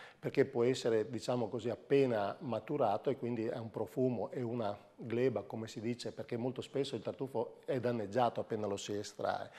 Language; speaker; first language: Italian; native; Italian